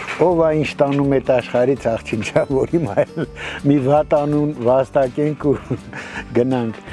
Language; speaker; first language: Armenian; native; Armenian